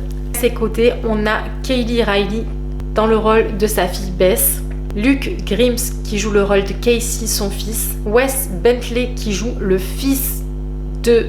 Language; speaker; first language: French; native; French